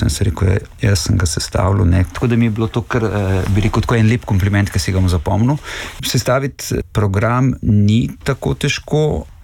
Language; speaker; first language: Slovenian; native; Slovenian